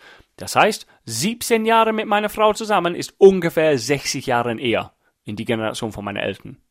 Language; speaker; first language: German; non-native, fluent; English